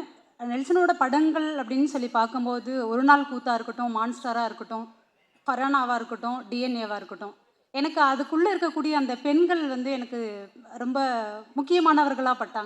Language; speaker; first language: Tamil; native; Tamil